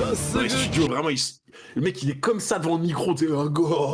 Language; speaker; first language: French; native; French